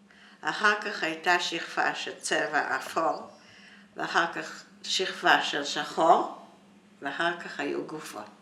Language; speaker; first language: Hebrew; non-native, fluent; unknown